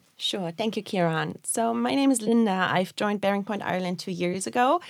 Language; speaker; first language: English; non-native, fluent; German